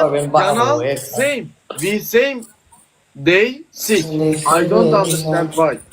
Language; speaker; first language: English; non-native, learner; Turkish